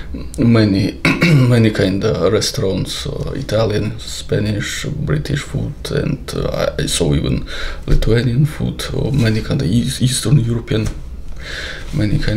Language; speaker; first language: English; non-native, learner; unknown